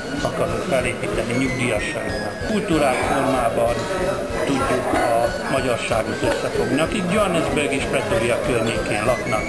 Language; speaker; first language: Hungarian; early bilingual, heritage; Hungarian